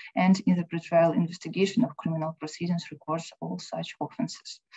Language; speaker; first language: English; non-native, learner; Ukrainian